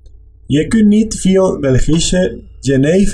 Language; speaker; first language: Dutch; non-native, learner; Spanish